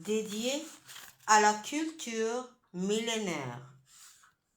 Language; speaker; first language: French; non-native, fluent; Italian